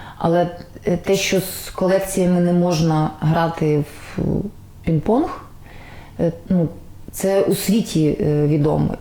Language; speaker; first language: Ukrainian; native; Ukrainian